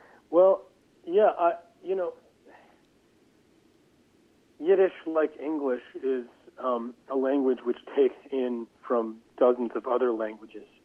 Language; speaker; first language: English; native; English